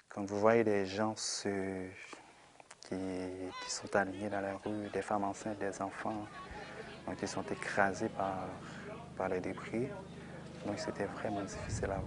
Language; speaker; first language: French; non-native, local second language; Haitian Creole